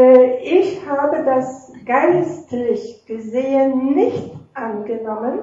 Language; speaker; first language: German; non-native, fluent; Russian